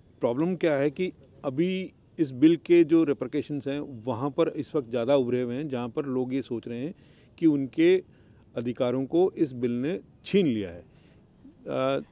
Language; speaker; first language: Hindi; native; Hindi